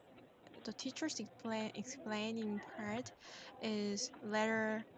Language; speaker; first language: English; non-native, learner; Korean